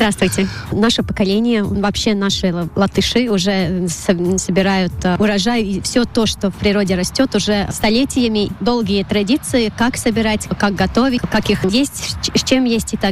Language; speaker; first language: Russian; non-native, local second language; Latvian